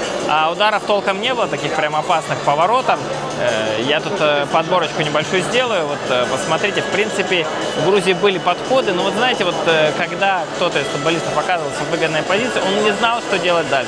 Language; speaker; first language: Russian; native; Russian